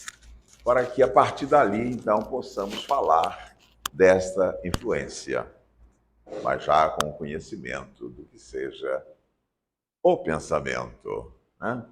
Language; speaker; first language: Portuguese; native; Portuguese